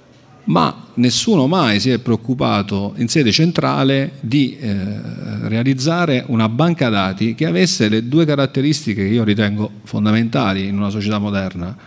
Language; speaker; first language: Italian; native; Italian